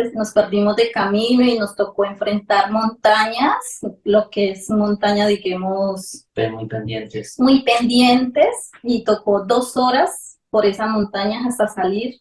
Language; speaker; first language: Spanish; native; Spanish